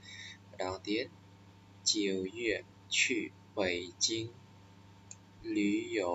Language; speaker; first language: Chinese; non-native, fluent; Khmer